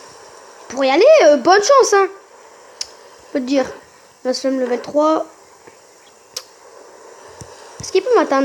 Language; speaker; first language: French; native; French